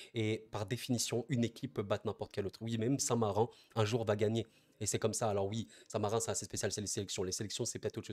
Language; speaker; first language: French; native; French